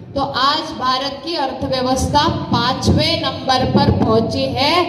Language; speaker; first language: Hindi; non-native, local second language; Marathi